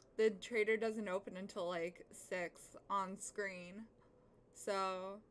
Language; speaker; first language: English; native; English